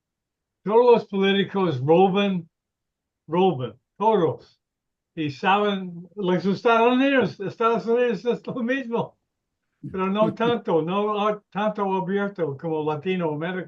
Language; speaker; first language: Spanish; non-native, learner; English